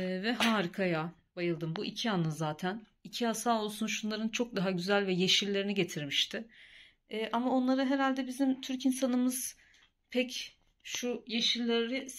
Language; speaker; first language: Turkish; native; Turkish